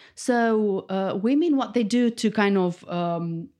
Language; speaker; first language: English; non-native, fluent; Romanian